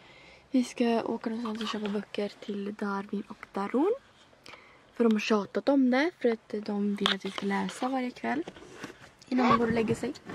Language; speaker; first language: Swedish; early bilingual, other home language; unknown